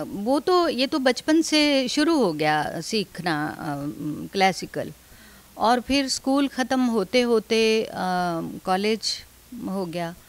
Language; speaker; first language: Hindi; non-native, local second language; Dogri